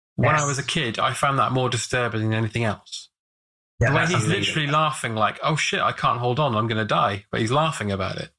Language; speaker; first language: English; native; English